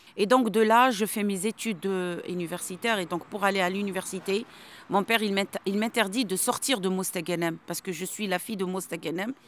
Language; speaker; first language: French; non-native, local second language; Arabic